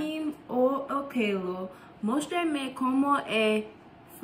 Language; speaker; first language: Portuguese; non-native, learner; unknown